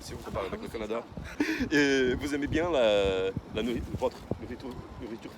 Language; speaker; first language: French; non-native, fluent; Portuguese